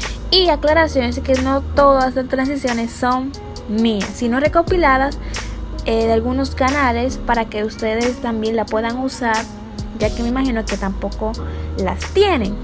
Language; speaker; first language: Spanish; native; Spanish